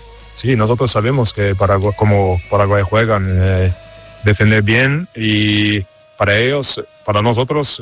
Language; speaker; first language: Spanish; non-native, learner; German